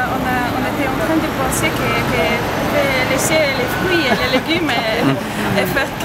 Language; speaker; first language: French; non-native, fluent; Polish